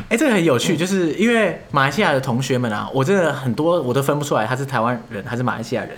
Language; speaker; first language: Chinese; native; Chinese